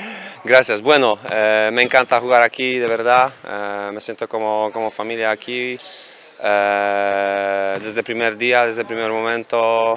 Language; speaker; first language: Spanish; non-native, fluent; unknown